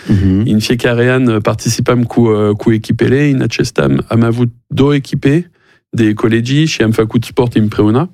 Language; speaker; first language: Romanian; non-native, learner; French